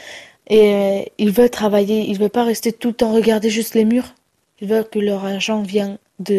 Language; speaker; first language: French; non-native, fluent; Romany